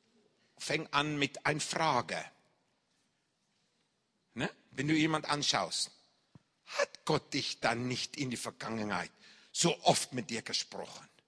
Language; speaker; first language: German; non-native, fluent; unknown